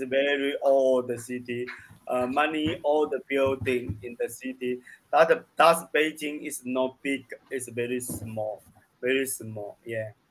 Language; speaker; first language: English; non-native, learner; Chinese